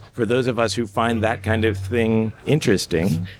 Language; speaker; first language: English; native; English